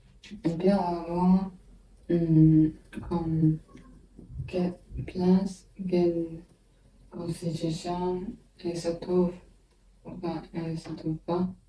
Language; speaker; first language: French; non-native, learner; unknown